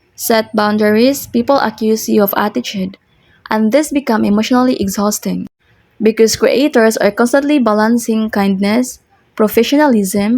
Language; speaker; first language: English; non-native, local second language; Filipino